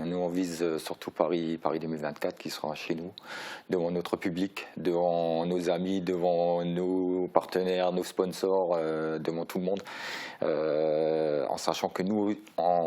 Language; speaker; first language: French; native; French